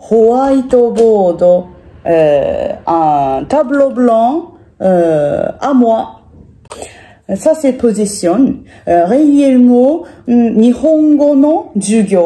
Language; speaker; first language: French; non-native, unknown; Japanese